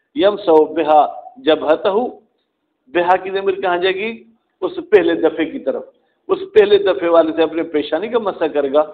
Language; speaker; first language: Urdu; non-native, local second language; Sindhi